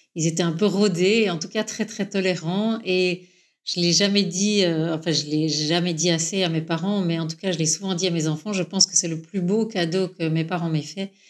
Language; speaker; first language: French; native; French